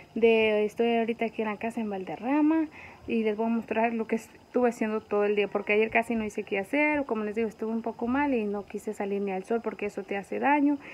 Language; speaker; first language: Spanish; native; Spanish